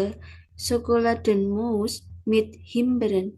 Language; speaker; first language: German; non-native, learner; Indonesian